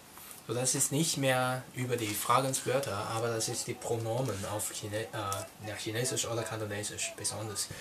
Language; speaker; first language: German; non-native, learner; Cantonese